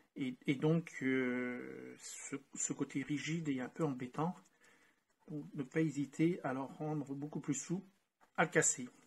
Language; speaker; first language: French; native; French